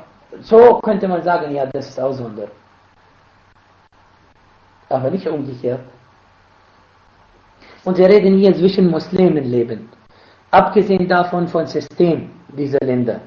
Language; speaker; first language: German; non-native, fluent; Arabic